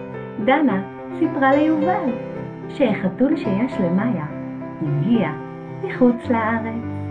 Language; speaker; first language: Hebrew; native; Hebrew